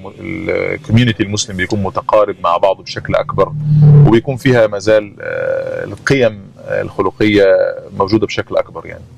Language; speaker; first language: Arabic; native; Arabic